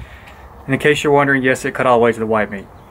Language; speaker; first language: English; native; English